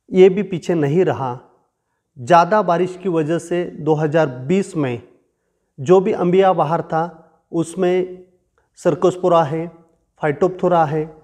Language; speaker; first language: Hindi; non-native, local second language; Marathi